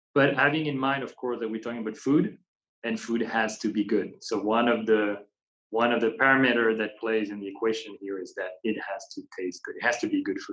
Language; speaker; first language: English; non-native, fluent; French